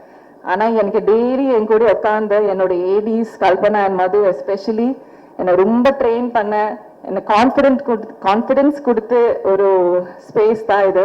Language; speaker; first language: Tamil; non-native, fluent; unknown